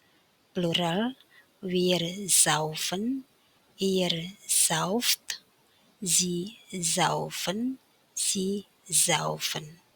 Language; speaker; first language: German; non-native, fluent; Indonesian